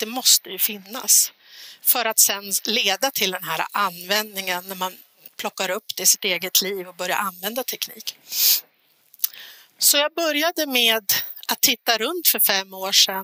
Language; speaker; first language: Swedish; native; Swedish